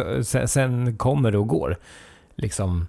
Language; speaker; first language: Swedish; native; Swedish